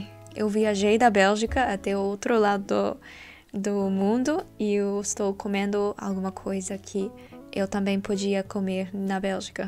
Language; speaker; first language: Portuguese; non-native, learner; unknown